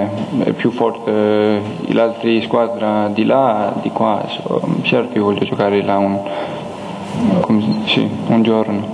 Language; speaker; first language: Italian; non-native, learner; Danish